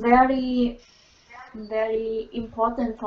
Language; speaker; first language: English; non-native, learner; Vietnamese